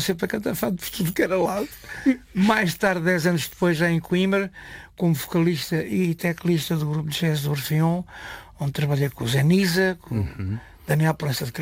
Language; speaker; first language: Portuguese; native; Portuguese